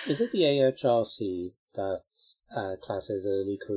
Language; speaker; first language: English; native; English